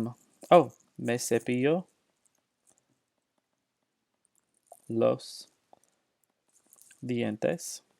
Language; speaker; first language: Spanish; non-native, fluent; English